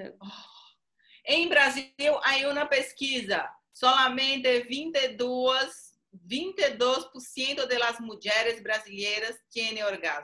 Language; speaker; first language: Spanish; non-native, learner; Portuguese